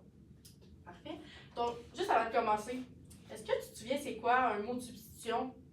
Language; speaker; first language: French; native; French